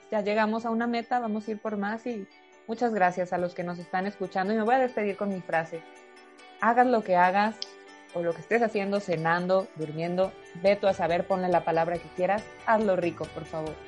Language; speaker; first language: Spanish; native; Spanish